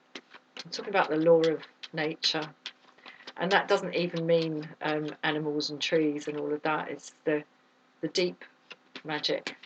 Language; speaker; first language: English; native; English